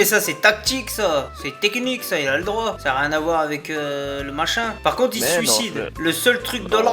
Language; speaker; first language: French; native; French